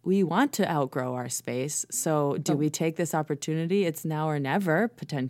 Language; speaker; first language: English; native; English